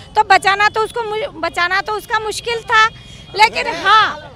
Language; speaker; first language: Hindi; native; Hindi